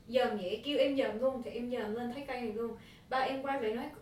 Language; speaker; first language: Vietnamese; early bilingual, heritage; Vietnamese